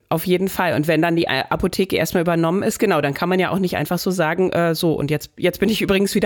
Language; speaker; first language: German; native; German